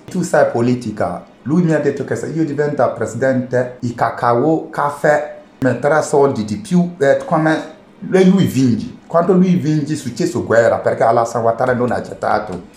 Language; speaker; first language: Italian; non-native, learner; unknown